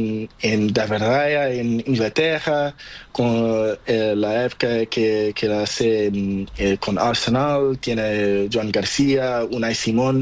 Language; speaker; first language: Spanish; non-native, learner; Portuguese